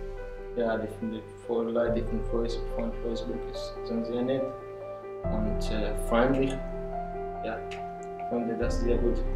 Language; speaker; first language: German; non-native, learner; Persian